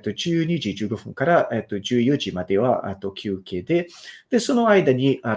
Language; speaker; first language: Japanese; non-native, fluent; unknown